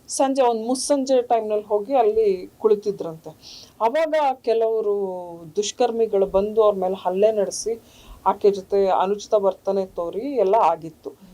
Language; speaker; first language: Kannada; native; Kannada